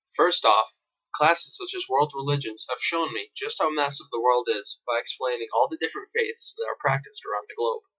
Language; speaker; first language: English; early bilingual, other home language; Polish